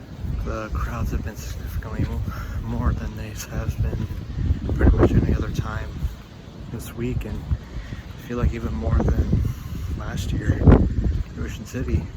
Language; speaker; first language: English; native; English